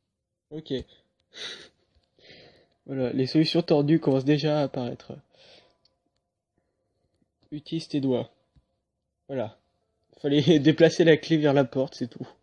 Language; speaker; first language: French; native; French